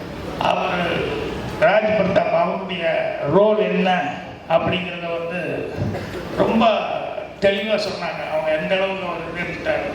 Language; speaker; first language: Tamil; native; Tamil